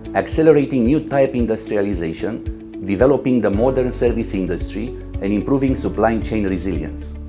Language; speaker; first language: English; non-native, fluent; Romanian